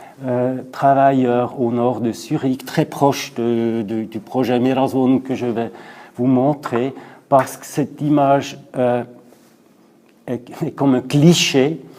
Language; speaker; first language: French; non-native, local second language; German